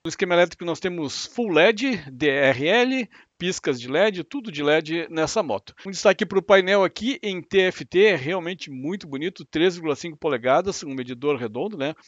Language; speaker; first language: Portuguese; native; Portuguese